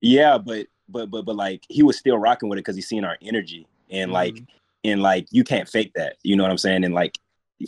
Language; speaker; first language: English; native; English